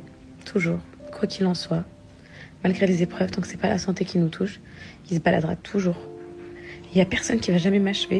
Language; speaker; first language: French; native; French